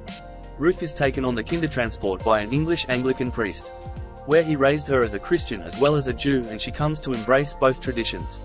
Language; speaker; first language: English; native; English